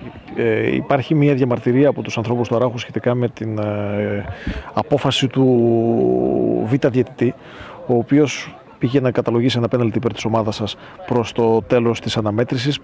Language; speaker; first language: Greek; native; Greek